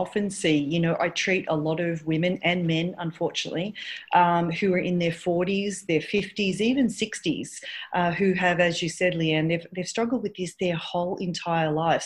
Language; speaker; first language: English; native; English